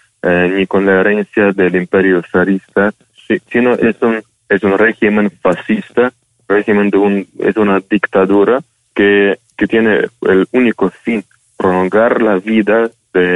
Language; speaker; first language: Spanish; non-native, fluent; Ukrainian